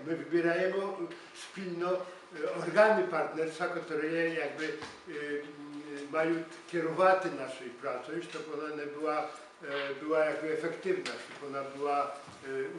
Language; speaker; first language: Polish; non-native, learner; Ukrainian